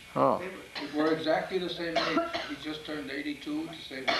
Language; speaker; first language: English; early bilingual, other home language; Italian